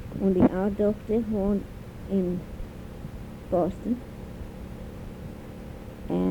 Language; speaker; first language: German; early bilingual, heritage; German